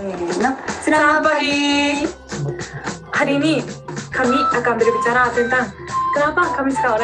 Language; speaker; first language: Indonesian; non-native, learner; Japanese